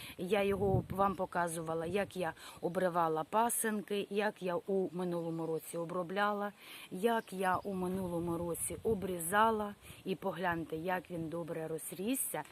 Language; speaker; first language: Ukrainian; non-native, local second language; Russian